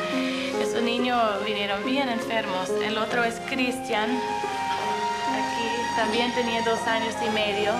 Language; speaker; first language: Spanish; non-native, fluent; English